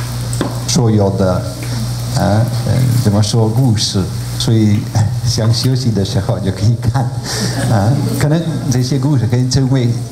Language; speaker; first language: Chinese; non-native, fluent; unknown